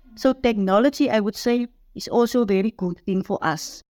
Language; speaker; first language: English; non-native, local second language; Afrikaans